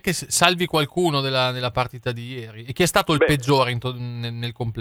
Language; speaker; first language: Italian; native; Italian